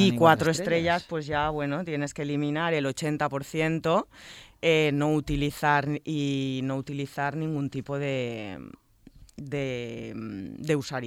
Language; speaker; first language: Spanish; native; Spanish